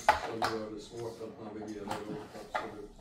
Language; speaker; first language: Swedish; native; Swedish